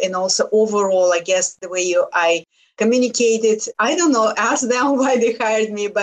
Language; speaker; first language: English; non-native, fluent; Lithuanian